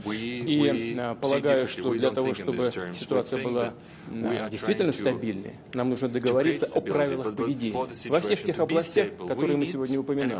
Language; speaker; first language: Russian; native; Russian